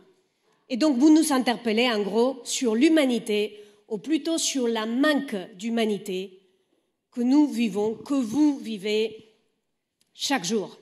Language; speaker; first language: French; native; French